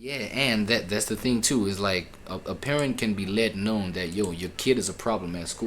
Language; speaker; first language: English; native; English